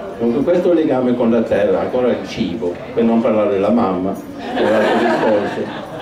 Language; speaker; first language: Italian; non-native, fluent; Swedish